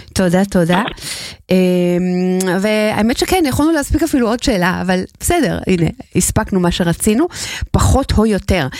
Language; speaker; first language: Hebrew; native; Hebrew